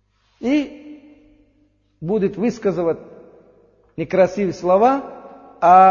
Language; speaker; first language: Russian; non-native, learner; Uzbek